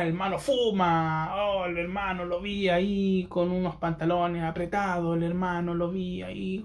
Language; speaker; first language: Spanish; native; Spanish